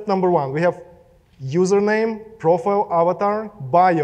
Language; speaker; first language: English; non-native, fluent; Russian